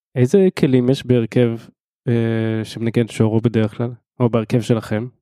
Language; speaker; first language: Hebrew; native; Hebrew